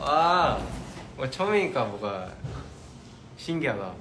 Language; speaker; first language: Korean; early bilingual, heritage; Korean